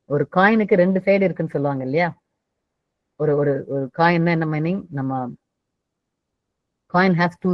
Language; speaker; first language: Tamil; native; Tamil